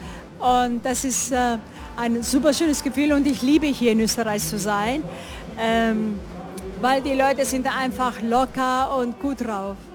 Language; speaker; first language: German; non-native, fluent; Italian